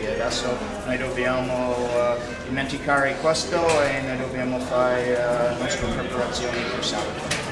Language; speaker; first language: Italian; non-native, learner; English